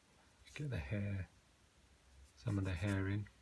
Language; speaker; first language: English; native; English